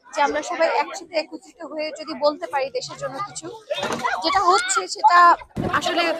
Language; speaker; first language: Bangla; native; Bangla